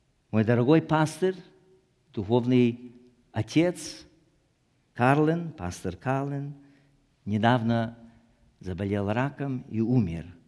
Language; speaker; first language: Russian; native; Russian